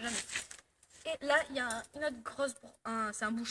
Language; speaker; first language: French; native; French